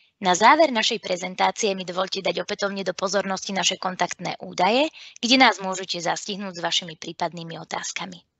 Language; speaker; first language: Slovak; native; Slovak